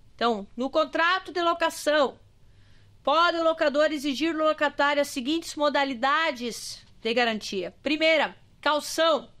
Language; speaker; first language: Portuguese; native; Portuguese